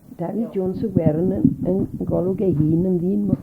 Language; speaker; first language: Welsh; native; Welsh